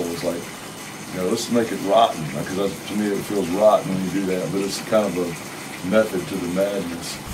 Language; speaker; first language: English; native; English